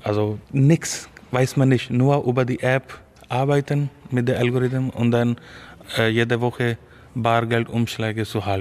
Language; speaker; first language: German; non-native, learner; Urdu